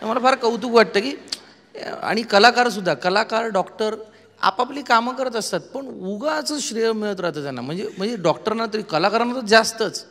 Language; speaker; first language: Marathi; non-native, local second language; Marwari